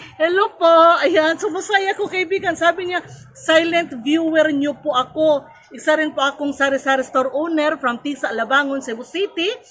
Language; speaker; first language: Filipino; non-native, local second language; Cebuano